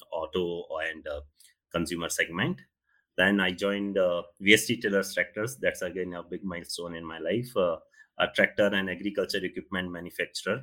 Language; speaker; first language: English; non-native, local second language; Hindi